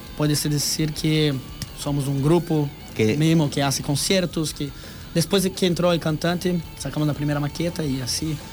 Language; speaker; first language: Spanish; non-native, learner; Portuguese